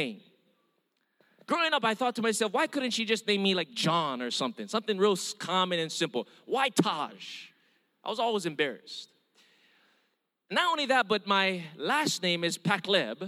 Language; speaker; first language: English; early bilingual, other home language; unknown